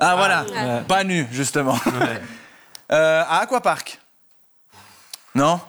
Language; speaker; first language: French; native; French